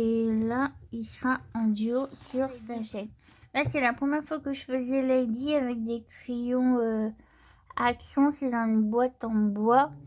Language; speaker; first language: French; native; French